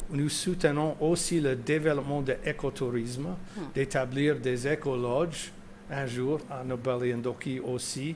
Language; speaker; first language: French; non-native, fluent; English